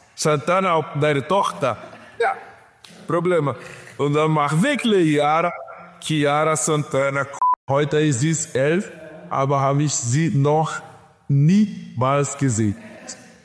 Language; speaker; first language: German; non-native, learner; Portuguese